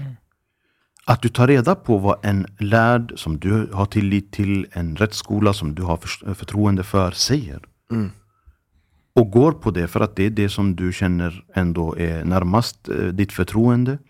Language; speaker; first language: Swedish; early bilingual, other home language; Arabic